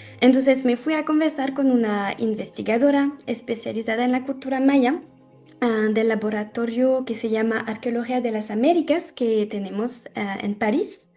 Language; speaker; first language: Spanish; non-native, fluent; French